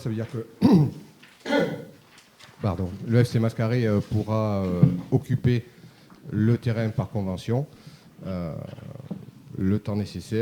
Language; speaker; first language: French; native; French